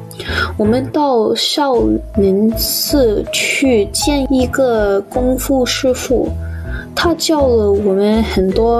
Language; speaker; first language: Chinese; non-native, learner; English